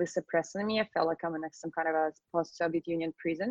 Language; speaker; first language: English; non-native, fluent; Russian